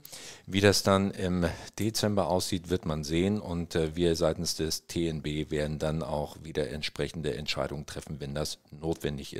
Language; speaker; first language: German; native; German